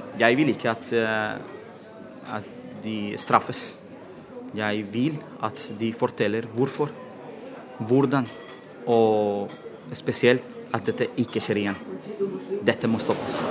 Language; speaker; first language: Norwegian; non-native, fluent; Spanish